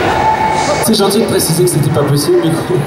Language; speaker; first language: French; native; French